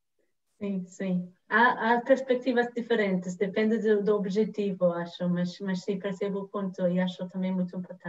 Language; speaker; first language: Portuguese; non-native, fluent; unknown